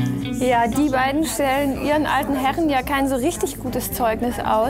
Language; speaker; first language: German; native; German